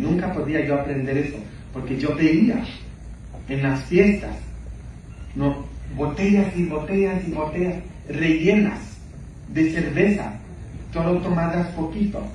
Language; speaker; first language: Spanish; non-native, fluent; English